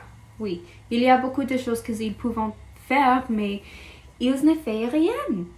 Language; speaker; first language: French; non-native, learner; English